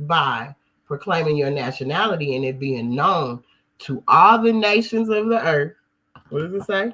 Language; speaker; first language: English; native; English